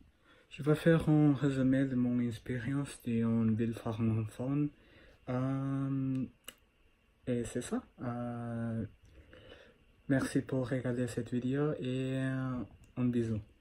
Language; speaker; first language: French; non-native, learner; Portuguese